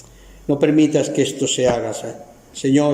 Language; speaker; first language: Spanish; native; Spanish